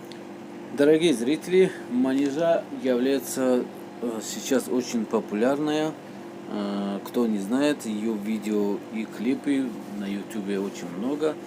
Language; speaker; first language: Russian; non-native, local second language; Tajik